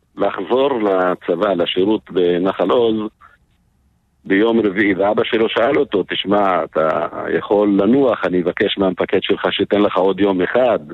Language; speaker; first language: Hebrew; non-native, local second language; Arabic